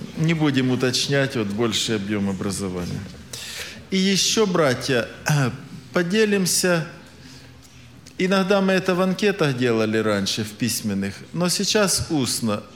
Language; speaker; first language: Russian; native; Russian